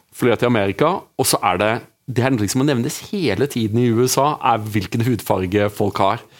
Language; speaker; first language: Norwegian; native; Norwegian